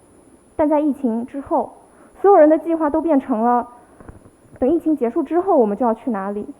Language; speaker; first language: Chinese; early bilingual, heritage; Chinese